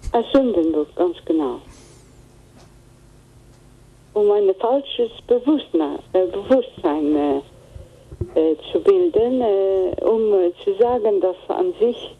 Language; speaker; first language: German; non-native, fluent; Greek